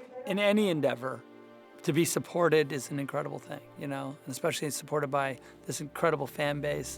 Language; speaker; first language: English; native; English